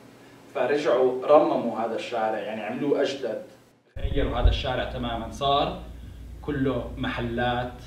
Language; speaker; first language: Arabic; native; Arabic